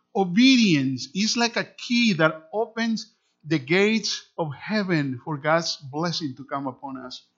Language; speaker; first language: English; non-native, fluent; Spanish